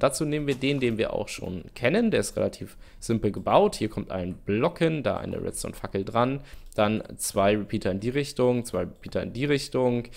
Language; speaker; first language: German; native; German